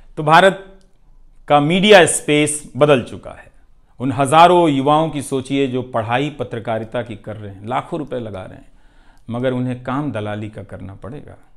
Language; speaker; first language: Hindi; non-native, local second language; Bhojpuri